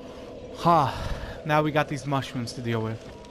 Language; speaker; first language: English; native; English